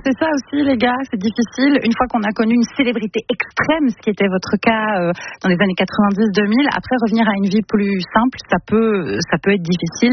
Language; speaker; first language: French; native; French